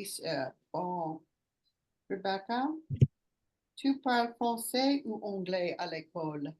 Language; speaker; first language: French; non-native, fluent; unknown